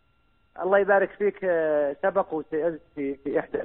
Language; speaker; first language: Arabic; native; Arabic